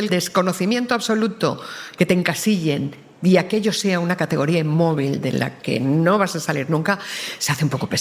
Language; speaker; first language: Spanish; native; Spanish